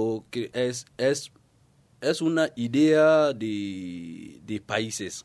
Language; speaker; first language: Spanish; non-native, learner; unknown